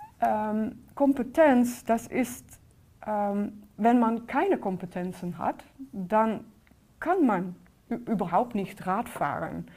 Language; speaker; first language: German; non-native, fluent; Dutch